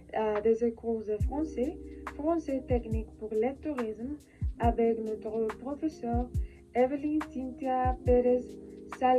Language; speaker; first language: French; non-native, learner; Spanish